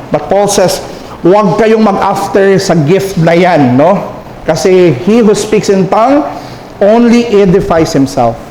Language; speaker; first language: Filipino; non-native, local second language; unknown